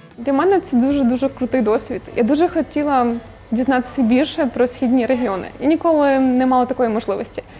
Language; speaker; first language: Ukrainian; native; Ukrainian